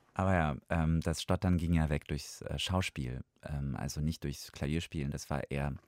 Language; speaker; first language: German; non-native, fluent; Russian